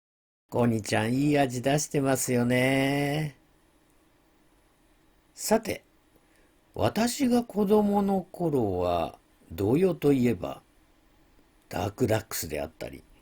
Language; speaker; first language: Japanese; native; Japanese